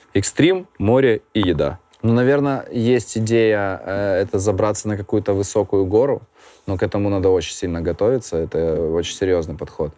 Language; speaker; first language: Russian; native; Russian